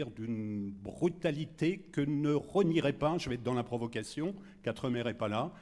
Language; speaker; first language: French; native; French